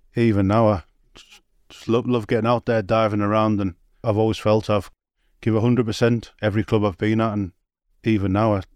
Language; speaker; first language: English; native; English